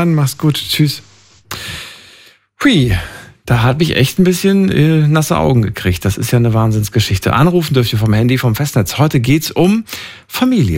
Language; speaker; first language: German; native; German